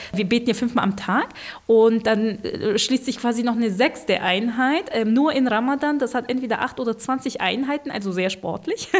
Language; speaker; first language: German; early bilingual, other home language; Turkish